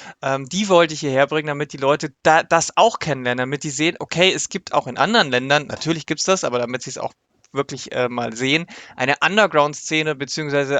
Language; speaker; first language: German; native; German